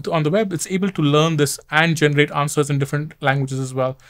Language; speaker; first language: English; non-native, local second language; Hindi